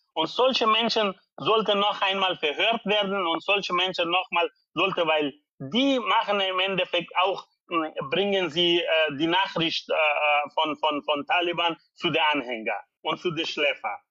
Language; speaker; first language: German; non-native, learner; Persian